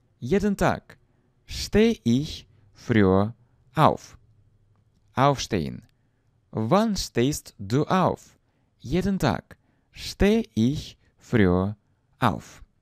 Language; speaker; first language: German; non-native, fluent; Russian